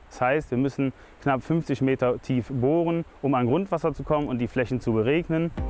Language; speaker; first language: German; native; German